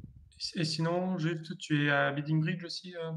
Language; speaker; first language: French; native; French